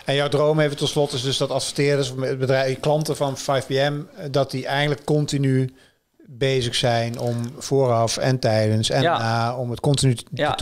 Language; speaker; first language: Dutch; native; Dutch